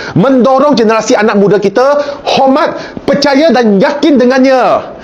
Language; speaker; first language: Malay; non-native, local second language; Chinese